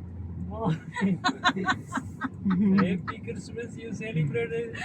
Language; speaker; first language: English; non-native, local second language; Sindhi